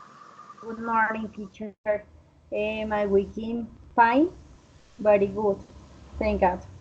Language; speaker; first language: English; non-native, learner; Spanish